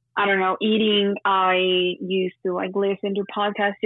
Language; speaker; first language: English; non-native, fluent; Spanish